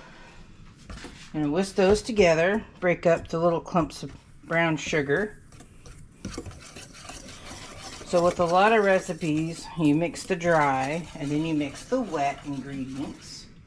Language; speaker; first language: English; native; English